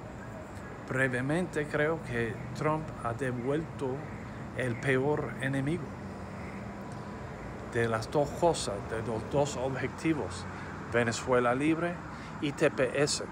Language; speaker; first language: Spanish; non-native, fluent; English